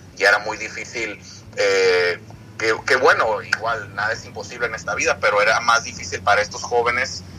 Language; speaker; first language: Spanish; native; Spanish